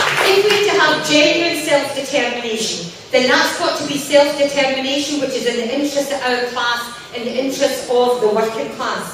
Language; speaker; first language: English; native; English